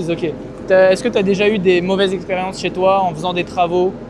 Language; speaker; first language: French; native; French